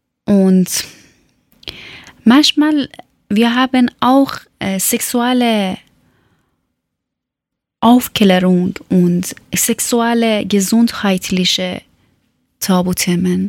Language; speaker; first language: German; non-native, learner; Persian